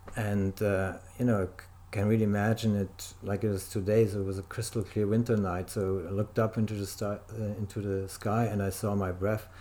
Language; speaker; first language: English; non-native, fluent; German